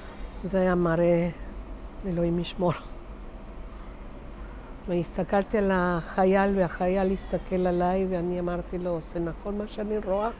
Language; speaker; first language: Hebrew; non-native, fluent; Spanish